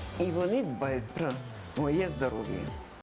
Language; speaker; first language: Ukrainian; non-native, local second language; Russian